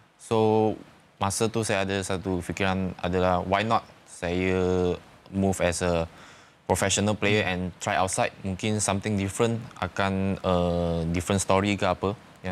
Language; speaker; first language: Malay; non-native, local second language; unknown